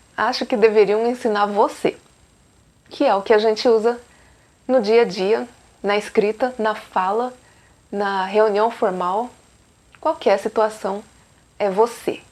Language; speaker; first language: Portuguese; native; Portuguese